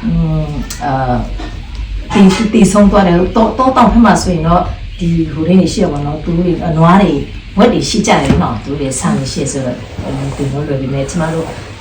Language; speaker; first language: Burmese; non-native, local second language; Thado Chin